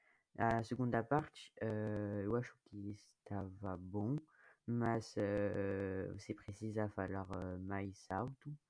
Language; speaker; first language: Portuguese; non-native, learner; French